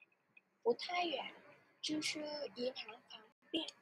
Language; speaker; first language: Chinese; non-native, learner; Vietnamese